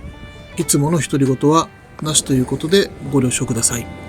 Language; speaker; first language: Japanese; native; Japanese